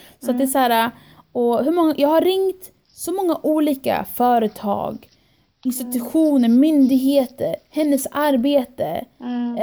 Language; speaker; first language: Swedish; early bilingual, other home language; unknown